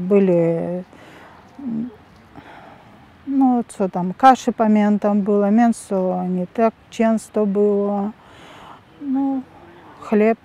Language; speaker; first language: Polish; non-native, learner; Russian